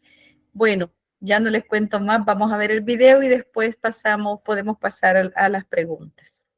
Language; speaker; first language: Spanish; native; Spanish